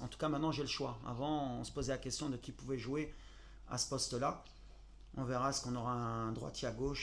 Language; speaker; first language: French; native; French